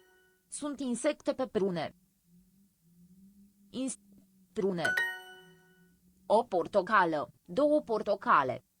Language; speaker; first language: Romanian; non-native, learner; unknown